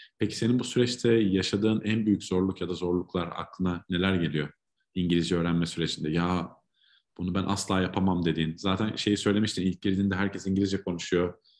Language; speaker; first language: Turkish; native; Turkish